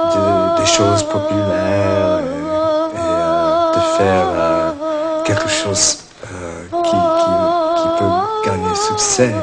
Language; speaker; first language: French; non-native, learner; English